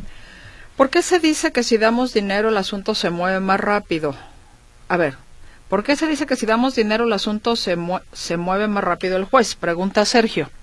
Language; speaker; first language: Spanish; native; Spanish